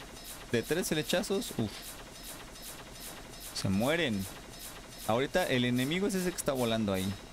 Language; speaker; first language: Spanish; native; Spanish